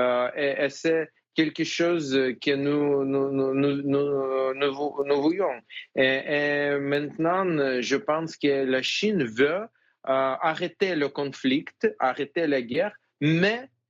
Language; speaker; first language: French; non-native, fluent; Ukrainian